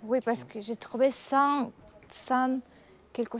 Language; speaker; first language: French; non-native, learner; Russian